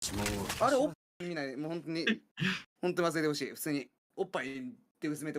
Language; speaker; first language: Japanese; native; Japanese